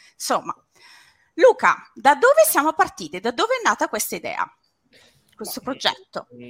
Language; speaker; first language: Italian; native; Italian